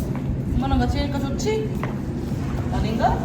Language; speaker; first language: Korean; native; Korean